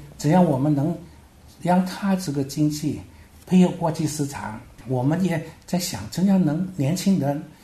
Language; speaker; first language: Chinese; non-native, local second language; Hakka Chinese